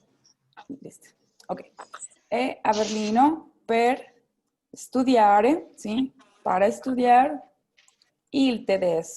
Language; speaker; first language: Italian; non-native, fluent; Spanish